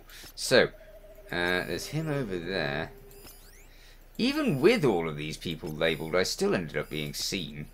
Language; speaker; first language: English; native; English